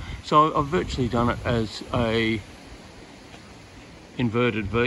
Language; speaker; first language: English; native; English